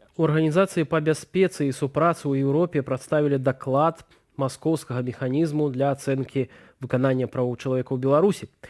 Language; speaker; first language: Belarusian; native; Belarusian